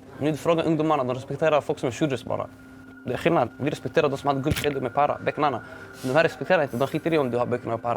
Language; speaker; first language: Swedish; early bilingual, other home language; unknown